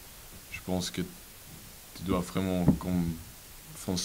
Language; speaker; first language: French; non-native, local second language; Dutch